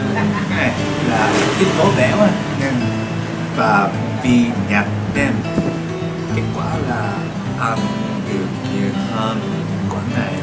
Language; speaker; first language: Vietnamese; non-native, learner; Japanese